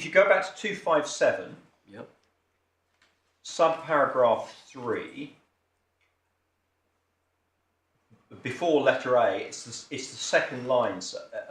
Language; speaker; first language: English; native; English